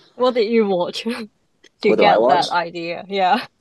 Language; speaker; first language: English; non-native, local second language; Cantonese